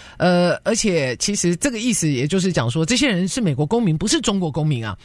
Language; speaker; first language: Chinese; native; Chinese